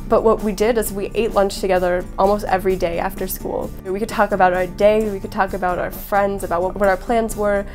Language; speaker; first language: English; native; English